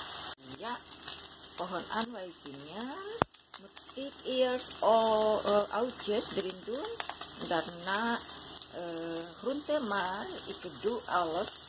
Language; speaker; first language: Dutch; non-native, learner; Indonesian